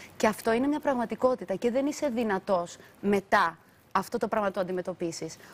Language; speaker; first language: Greek; early bilingual, other home language; Albanian